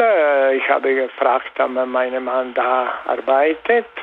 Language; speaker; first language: German; non-native, learner; Italian